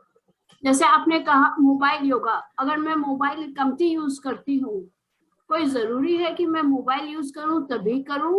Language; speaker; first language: Hindi; native; Hindi